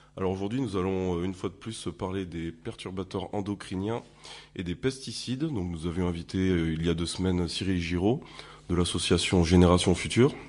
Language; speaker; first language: French; native; French